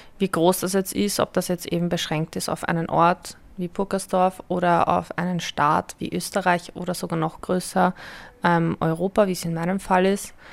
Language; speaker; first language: German; early bilingual, other home language; Polish